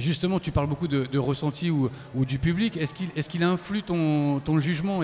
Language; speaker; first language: French; native; French